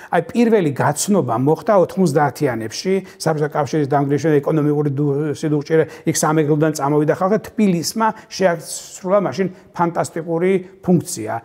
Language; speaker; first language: Georgian; non-native, local second language; Mingrelian